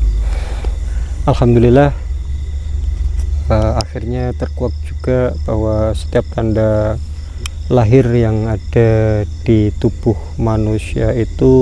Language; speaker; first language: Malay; non-native, local second language; Javanese